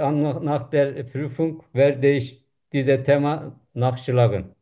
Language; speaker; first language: German; non-native, learner; Turkish